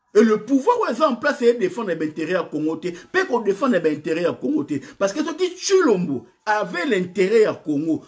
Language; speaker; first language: French; non-native, local second language; Lingala